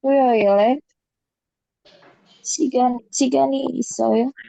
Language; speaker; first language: Korean; non-native, learner; Indonesian